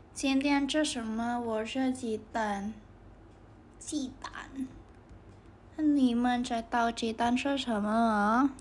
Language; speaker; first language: Chinese; non-native, learner; Indonesian